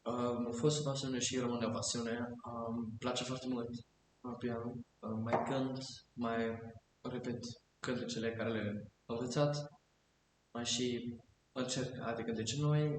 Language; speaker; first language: Romanian; early bilingual, heritage; German